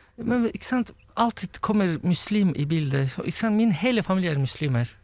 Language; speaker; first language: Norwegian; non-native, fluent; Turkish